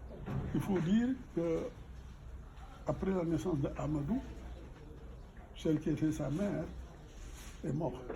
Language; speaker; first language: French; non-native, local second language; Fula